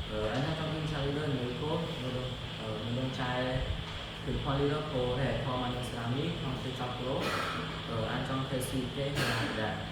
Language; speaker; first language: Korean; non-native, learner; Khmer